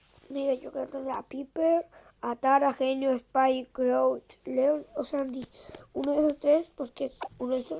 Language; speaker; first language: Spanish; native; Spanish